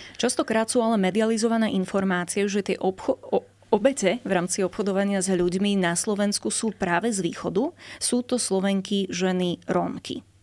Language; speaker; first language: Slovak; native; Slovak